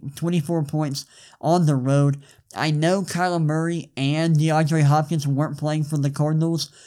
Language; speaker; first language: English; native; English